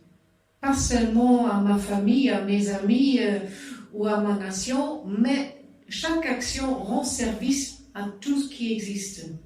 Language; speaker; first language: French; non-native, fluent; German